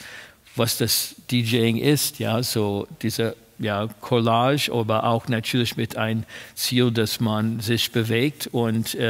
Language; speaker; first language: German; non-native, fluent; English